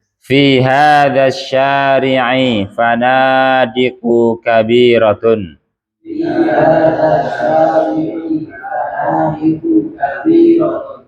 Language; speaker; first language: Arabic; non-native, fluent; Indonesian